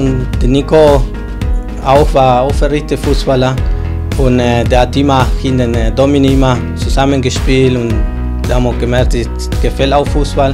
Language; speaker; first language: German; non-native, learner; Spanish